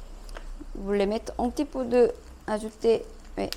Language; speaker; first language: French; non-native, fluent; Korean